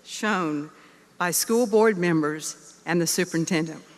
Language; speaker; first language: English; native; English